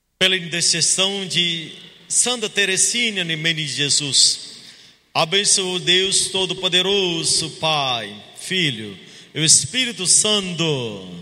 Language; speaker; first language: Portuguese; non-native, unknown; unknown